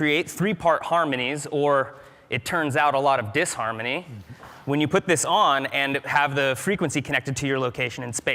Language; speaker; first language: English; native; English